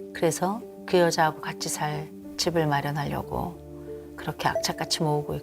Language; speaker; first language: Korean; native; Korean